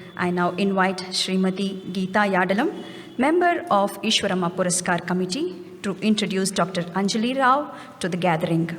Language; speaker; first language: English; non-native, local second language; Kannada